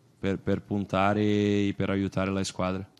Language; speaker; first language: Italian; non-native, fluent; Portuguese